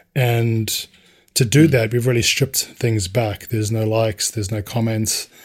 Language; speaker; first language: English; native; English